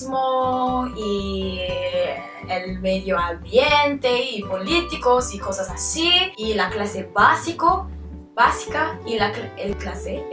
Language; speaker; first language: Spanish; non-native, learner; English